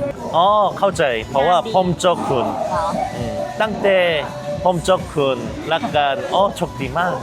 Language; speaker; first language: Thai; non-native, learner; Korean